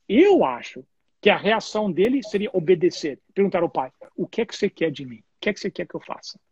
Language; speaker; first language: Portuguese; non-native, fluent; English